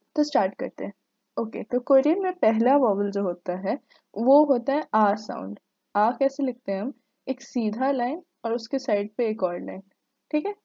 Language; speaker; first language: Hindi; native; Hindi